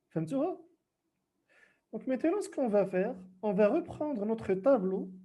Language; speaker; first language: French; non-native, local second language; Arabic